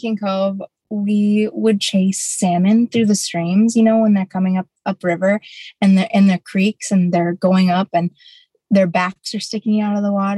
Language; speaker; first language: English; native; English